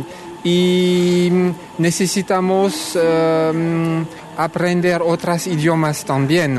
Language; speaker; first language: Spanish; non-native, fluent; French